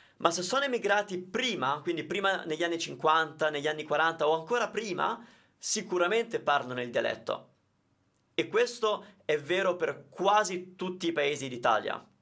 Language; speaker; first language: Italian; native; Italian